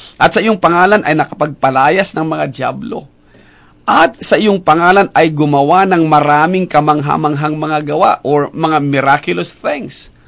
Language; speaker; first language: Filipino; native; Filipino